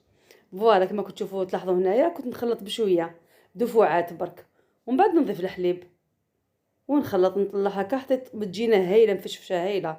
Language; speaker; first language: Arabic; native; Arabic